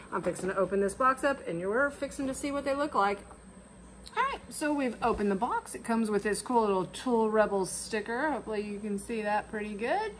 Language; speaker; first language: English; native; English